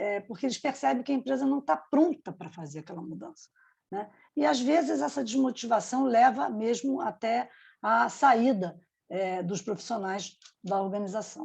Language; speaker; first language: Portuguese; native; Portuguese